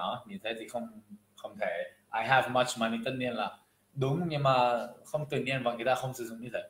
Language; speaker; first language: Vietnamese; non-native, fluent; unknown